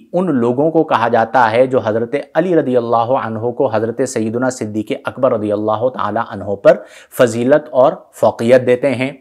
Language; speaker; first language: Urdu; native; Urdu